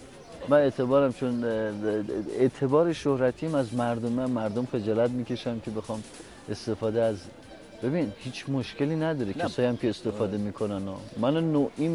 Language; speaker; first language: Persian; native; Persian